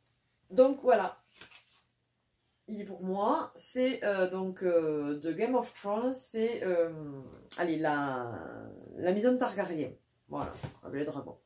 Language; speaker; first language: French; native; French